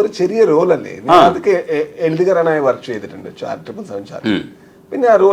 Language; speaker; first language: Malayalam; non-native, local second language; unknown